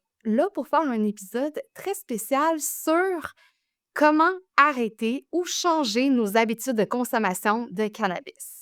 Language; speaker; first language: French; native; French